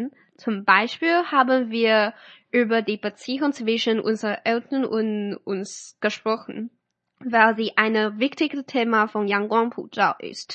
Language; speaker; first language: German; non-native, fluent; Chinese